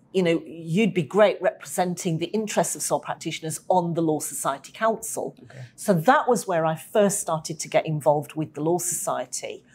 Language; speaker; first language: English; native; English